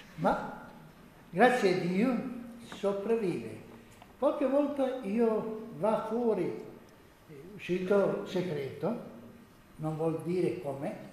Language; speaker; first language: Italian; non-native, learner; Croatian